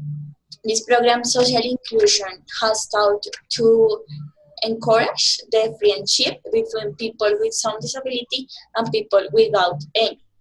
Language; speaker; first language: English; non-native, learner; Spanish